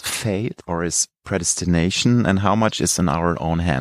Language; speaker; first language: English; non-native, fluent; German